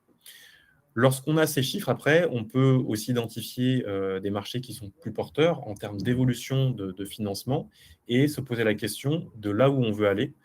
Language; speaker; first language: French; native; French